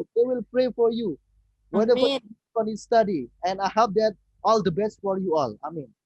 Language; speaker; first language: English; non-native, fluent; Indonesian